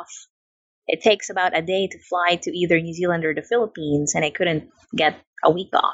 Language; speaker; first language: English; non-native, local second language; Filipino